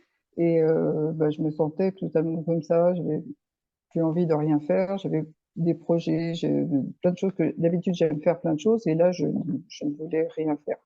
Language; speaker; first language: French; native; French